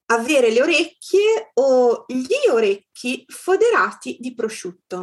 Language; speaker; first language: Italian; native; Italian